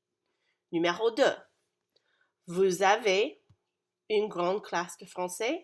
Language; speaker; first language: French; non-native, fluent; English